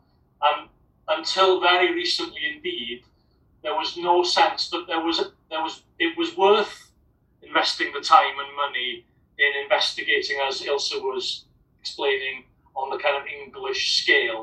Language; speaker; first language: English; native; English